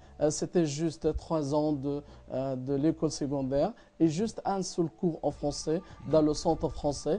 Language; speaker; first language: French; non-native, fluent; Arabic